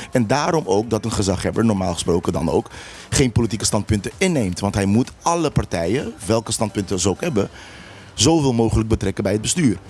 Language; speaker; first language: Dutch; non-native, local second language; Papiamento